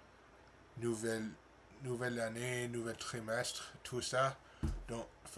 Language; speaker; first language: French; non-native, learner; English